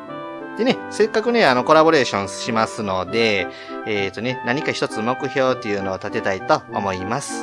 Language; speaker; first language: Japanese; native; Japanese